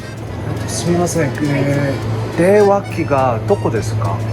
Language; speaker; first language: Japanese; non-native, learner; Korean